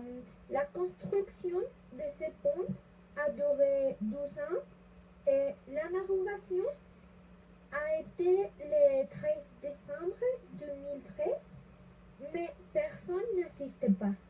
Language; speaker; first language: French; non-native, learner; Spanish